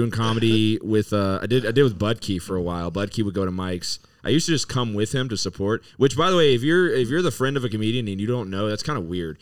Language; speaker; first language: English; native; English